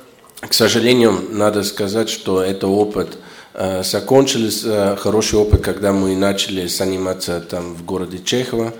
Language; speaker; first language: Russian; non-native, fluent; German